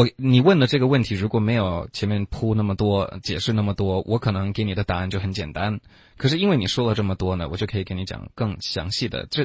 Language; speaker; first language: Chinese; non-native, fluent; English